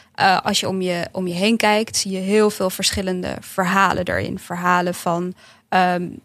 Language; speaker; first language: Dutch; early bilingual, other home language; Bosnian